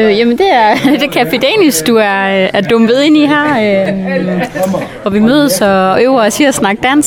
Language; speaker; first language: Danish; native; Danish